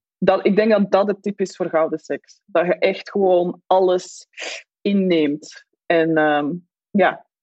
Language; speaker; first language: Dutch; native; Dutch